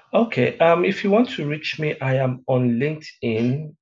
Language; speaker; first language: English; native; English